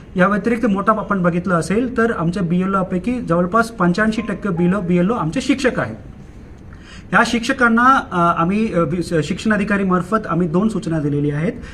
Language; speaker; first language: Marathi; non-native, local second language; Tamil